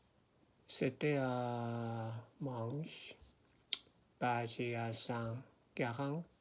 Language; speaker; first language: French; non-native, learner; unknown